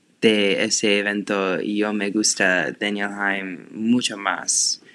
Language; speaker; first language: Spanish; non-native, learner; English